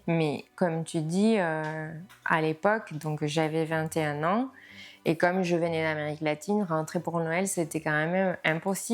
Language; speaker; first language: French; non-native, fluent; Spanish